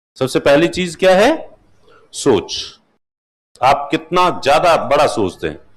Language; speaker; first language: Hindi; non-native, local second language; Marwari